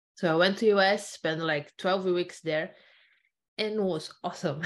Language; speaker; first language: English; non-native, fluent; Portuguese